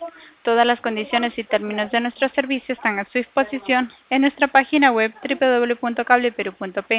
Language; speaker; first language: Spanish; native; Spanish